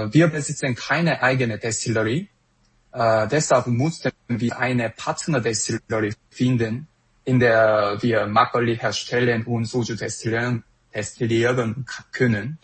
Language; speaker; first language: German; non-native, fluent; Korean